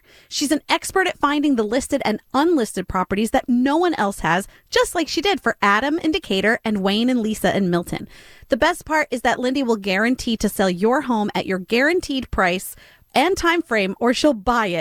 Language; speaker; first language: English; native; English